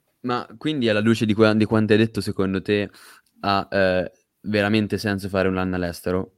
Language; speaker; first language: Italian; native; Italian